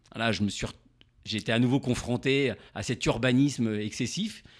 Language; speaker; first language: French; native; French